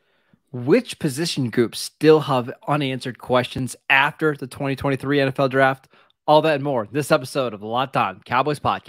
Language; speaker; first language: English; native; English